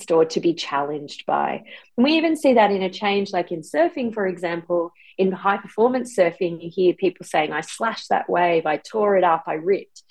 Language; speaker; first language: English; native; English